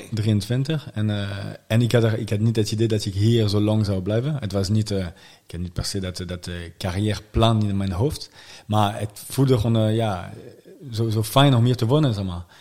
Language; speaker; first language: Dutch; non-native, fluent; French